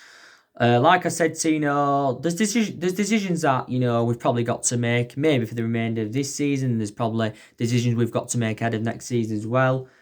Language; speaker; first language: English; native; English